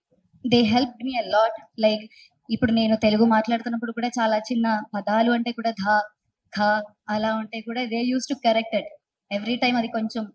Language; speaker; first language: Telugu; non-native, learner; Malayalam